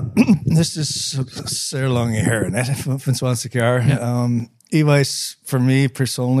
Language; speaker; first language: German; non-native, learner; English